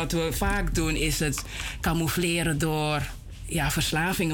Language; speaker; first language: Dutch; native; Dutch